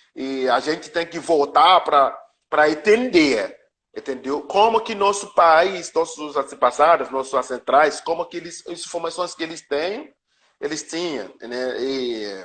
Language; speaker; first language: Portuguese; non-native, learner; Yoruba